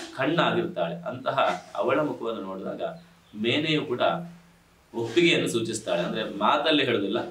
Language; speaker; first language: Kannada; non-native, local second language; Tulu